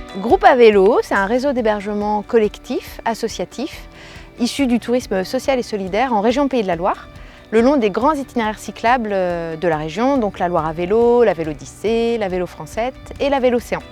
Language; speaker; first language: French; native; French